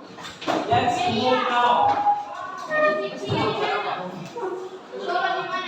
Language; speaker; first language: English; non-native, learner; Indonesian